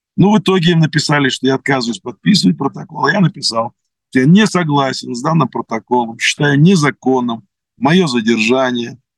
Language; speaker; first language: Russian; native; Russian